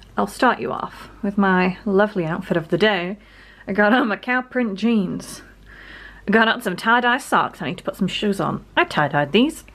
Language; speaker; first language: English; native; English